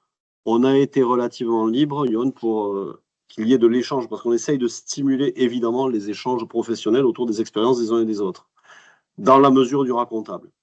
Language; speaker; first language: French; native; French